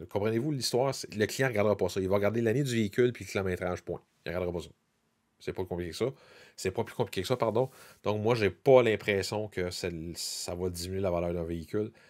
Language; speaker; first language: French; native; French